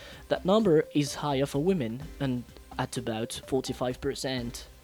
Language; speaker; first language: English; non-native, fluent; French